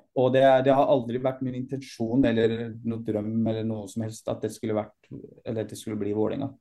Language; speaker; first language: Norwegian; early bilingual, other home language; Persian